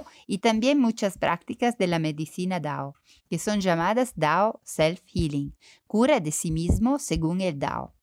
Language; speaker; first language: Spanish; non-native, learner; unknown